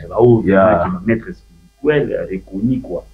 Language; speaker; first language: French; non-native, local second language; Lingala